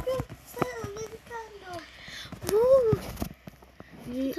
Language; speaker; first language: Italian; early bilingual, other home language; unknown